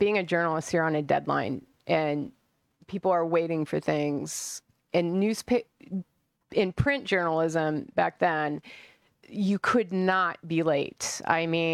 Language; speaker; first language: English; native; English